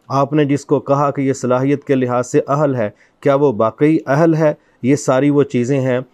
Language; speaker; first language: Urdu; non-native, local second language; Punjabi